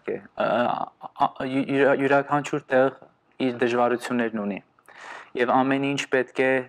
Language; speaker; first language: Armenian; early bilingual, heritage; Armenian